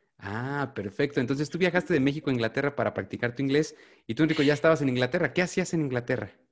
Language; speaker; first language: Spanish; native; Spanish